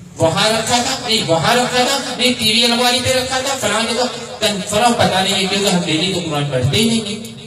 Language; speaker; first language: Urdu; non-native, fluent; Arabic